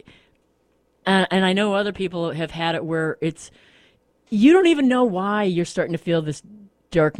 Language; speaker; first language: English; native; English